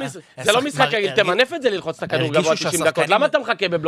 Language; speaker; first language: Hebrew; native; Hebrew